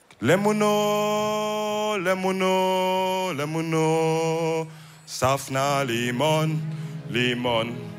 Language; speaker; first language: German; early bilingual, other home language; Wolof